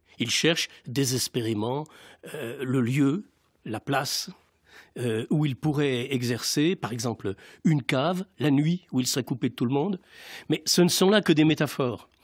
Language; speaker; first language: French; native; French